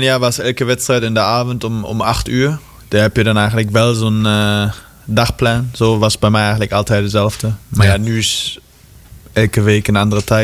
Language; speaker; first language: Dutch; non-native, fluent; German